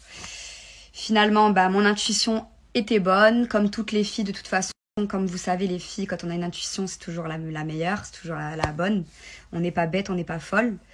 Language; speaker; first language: French; native; French